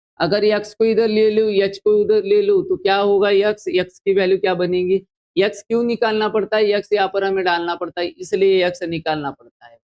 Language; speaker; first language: Hindi; non-native, local second language; Marathi